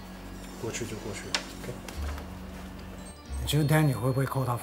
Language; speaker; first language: Chinese; native; Chinese